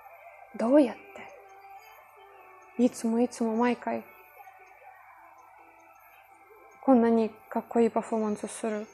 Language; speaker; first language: Japanese; non-native, fluent; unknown